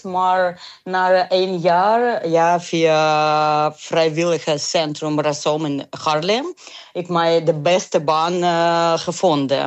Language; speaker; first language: Dutch; non-native, learner; Ukrainian